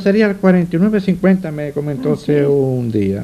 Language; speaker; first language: Spanish; native; Spanish